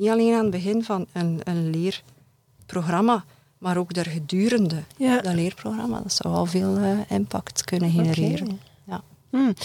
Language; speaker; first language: Dutch; native; Dutch